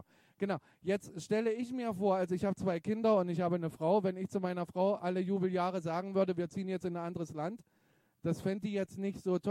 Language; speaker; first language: German; native; German